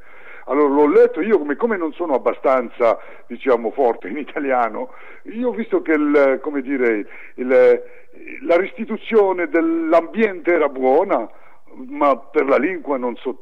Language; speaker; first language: Italian; early bilingual, heritage; French